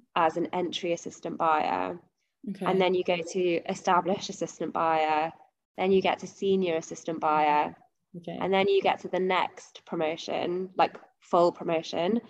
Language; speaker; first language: English; native; English